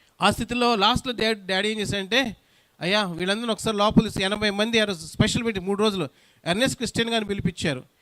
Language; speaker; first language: Telugu; non-native, local second language; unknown